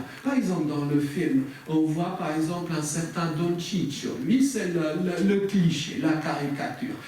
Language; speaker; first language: French; native; French